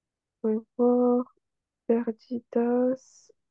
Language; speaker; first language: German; non-native, fluent; French